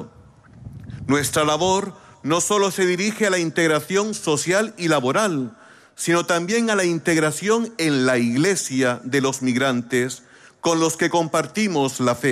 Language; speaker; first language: Spanish; native; Spanish